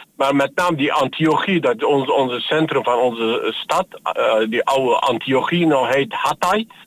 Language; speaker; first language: Dutch; non-native, fluent; Turkish